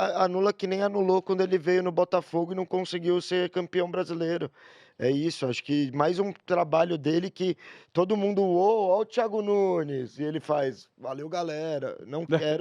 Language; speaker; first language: Portuguese; native; Portuguese